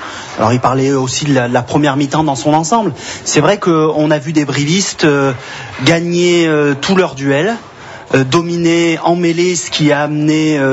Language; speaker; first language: French; native; French